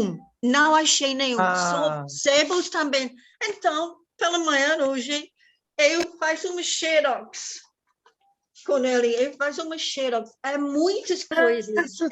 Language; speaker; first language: Portuguese; non-native, fluent; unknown